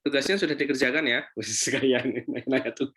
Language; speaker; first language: Indonesian; native; Indonesian